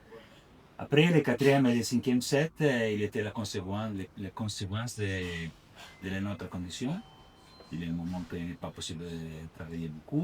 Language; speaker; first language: French; non-native, learner; Italian